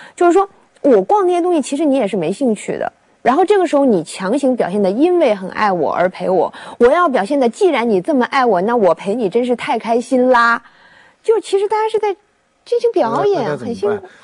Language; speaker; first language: Chinese; native; Chinese